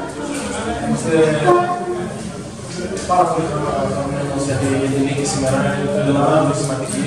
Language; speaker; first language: Greek; non-native, learner; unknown